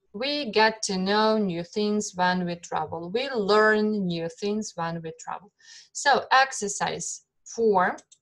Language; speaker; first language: English; non-native, fluent; Ukrainian